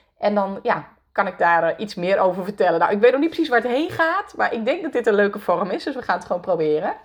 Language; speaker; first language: Dutch; native; Dutch